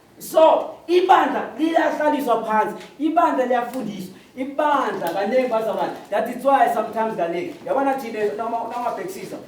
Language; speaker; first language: Zulu; non-native, local second language; Southern Sotho